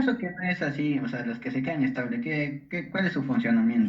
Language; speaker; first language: Spanish; native; Spanish